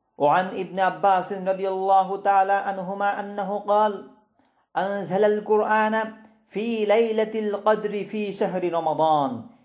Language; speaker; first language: Arabic; non-native, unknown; Bangla